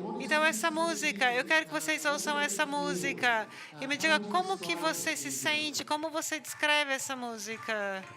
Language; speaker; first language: Portuguese; non-native, fluent; English